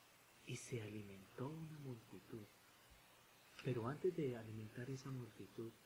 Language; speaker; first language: Spanish; native; Spanish